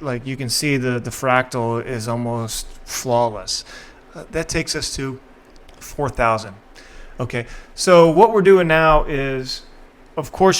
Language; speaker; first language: English; native; English